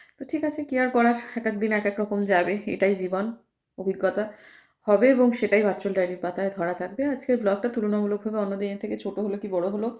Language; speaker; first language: Bangla; native; Bangla